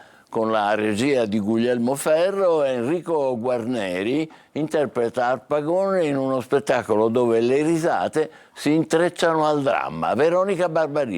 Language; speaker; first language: Italian; native; Italian